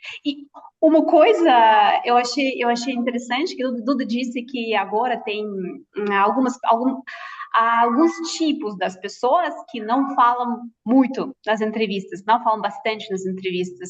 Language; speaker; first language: Portuguese; non-native, fluent; Russian